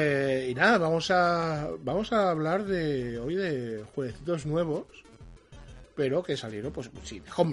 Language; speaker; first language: Spanish; native; Spanish